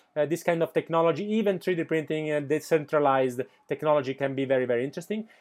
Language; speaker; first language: English; non-native, fluent; Italian